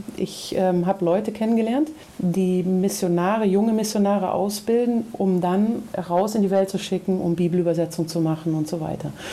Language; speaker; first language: German; native; German